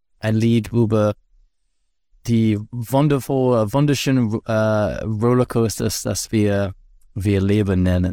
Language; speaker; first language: German; non-native, learner; English